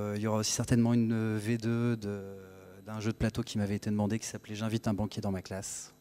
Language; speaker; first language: French; native; French